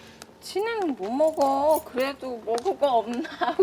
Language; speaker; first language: Korean; non-native, fluent; Vietnamese